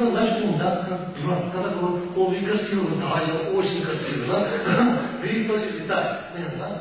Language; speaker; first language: Russian; non-native, learner; Tibetan